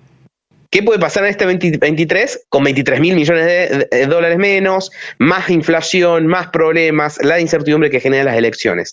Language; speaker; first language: Spanish; native; Spanish